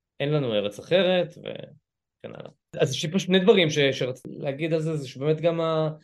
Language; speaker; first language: Hebrew; native; Hebrew